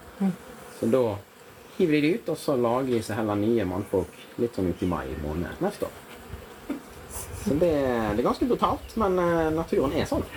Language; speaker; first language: Norwegian; native; Norwegian